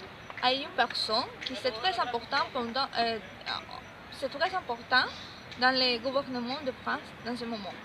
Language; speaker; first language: French; non-native, learner; Spanish